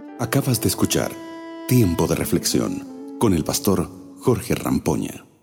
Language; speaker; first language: Spanish; native; Spanish